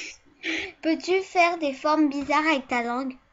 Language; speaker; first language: French; early bilingual, other home language; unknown